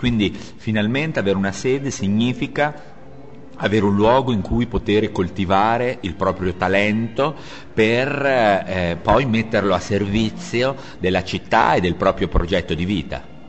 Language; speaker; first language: Italian; native; Italian